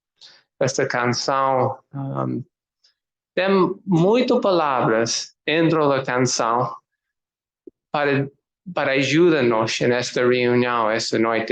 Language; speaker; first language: Portuguese; non-native, learner; English